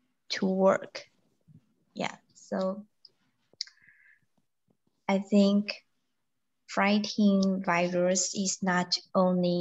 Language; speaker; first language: English; non-native, learner; Chinese